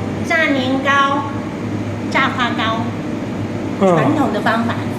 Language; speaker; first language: Chinese; non-native, fluent; Italian